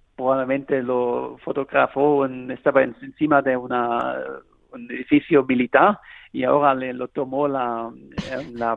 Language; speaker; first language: Spanish; non-native, fluent; German